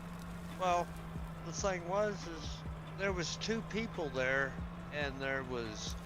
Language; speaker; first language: English; native; English